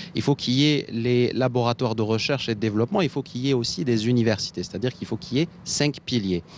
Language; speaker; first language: French; non-native, local second language; Arabic